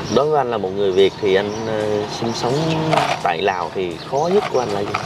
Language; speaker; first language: Vietnamese; native; Vietnamese